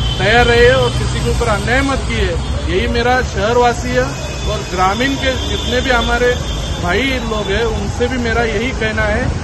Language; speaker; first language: Hindi; non-native, local second language; Marathi